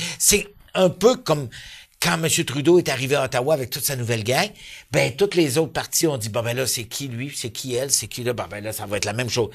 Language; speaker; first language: French; native; French